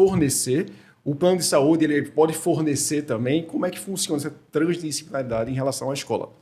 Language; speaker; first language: Portuguese; native; Portuguese